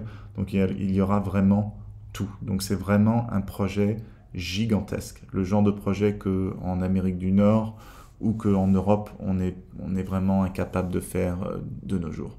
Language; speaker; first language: French; native; French